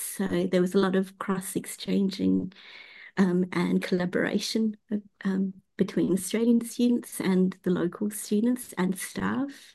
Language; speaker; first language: English; native; English